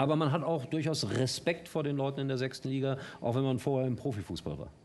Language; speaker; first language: German; native; German